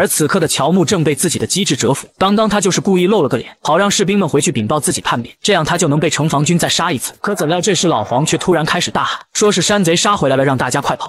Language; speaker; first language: Chinese; native; Chinese